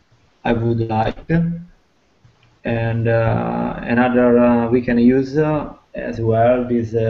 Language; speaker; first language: English; non-native, fluent; Italian